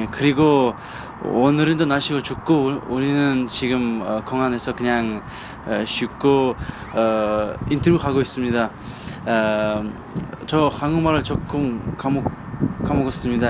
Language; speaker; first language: Korean; non-native, learner; Kazakh